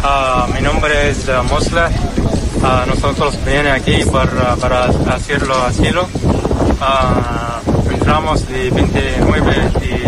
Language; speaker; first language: Spanish; non-native, learner; Arabic